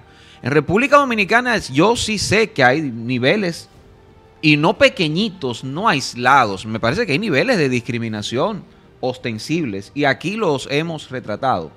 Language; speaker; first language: Spanish; native; Spanish